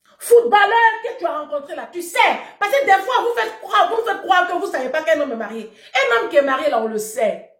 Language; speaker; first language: French; native; French